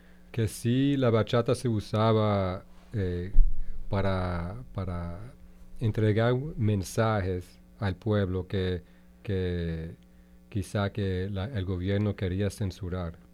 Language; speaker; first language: Spanish; non-native, fluent; English